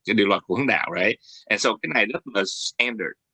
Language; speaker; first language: Vietnamese; early bilingual, heritage; Vietnamese